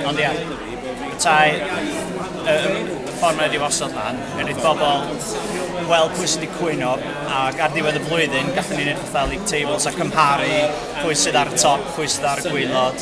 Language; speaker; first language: Welsh; native; Welsh